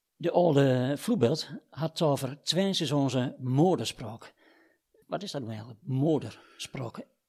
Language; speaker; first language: Dutch; native; Dutch